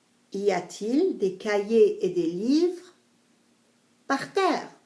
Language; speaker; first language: French; non-native, fluent; English